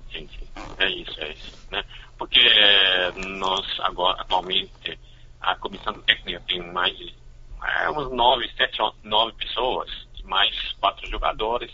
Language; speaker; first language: Portuguese; non-native, fluent; Chinese